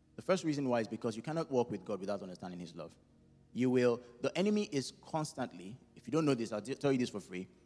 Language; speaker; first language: English; non-native, local second language; Yoruba